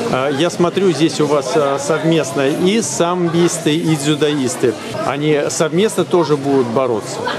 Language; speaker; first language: Russian; native; Russian